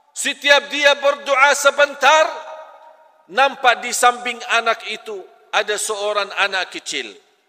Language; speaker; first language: Malay; non-native, fluent; Arabic